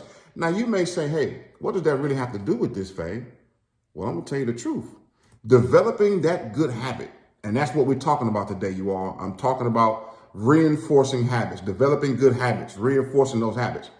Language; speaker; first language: English; native; English